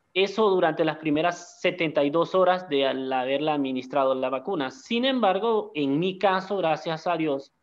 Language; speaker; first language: Spanish; native; Spanish